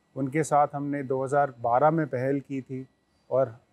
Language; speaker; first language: Hindi; native; Hindi